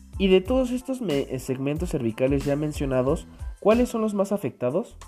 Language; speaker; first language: Spanish; native; Spanish